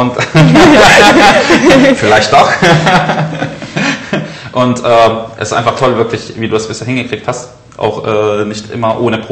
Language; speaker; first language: German; native; German